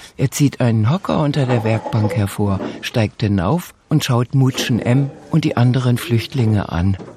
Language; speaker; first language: German; native; German